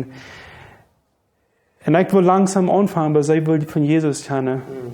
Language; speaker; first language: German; non-native, local second language; Low German